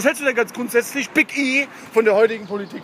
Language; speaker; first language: German; native; German